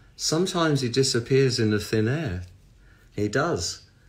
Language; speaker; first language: English; native; English